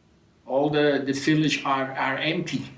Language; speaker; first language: English; non-native, learner; Dutch